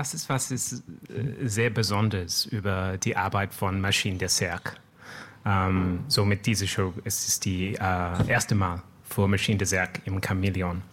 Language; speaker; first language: German; non-native, learner; French